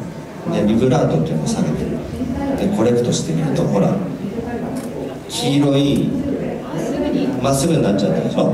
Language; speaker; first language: Japanese; native; Japanese